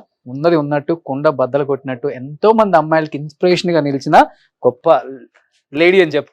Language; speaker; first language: Telugu; native; Telugu